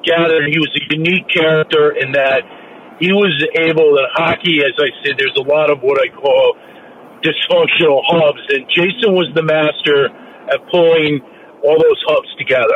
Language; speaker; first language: English; native; English